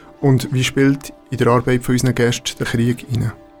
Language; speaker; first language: German; native; German